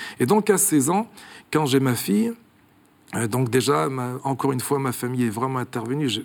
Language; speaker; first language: French; early bilingual, other home language; Kabuverdianu